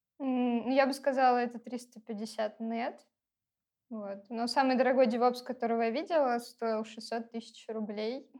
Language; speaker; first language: Russian; native; Russian